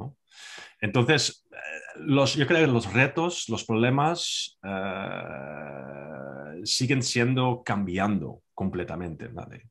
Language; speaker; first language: Spanish; non-native, fluent; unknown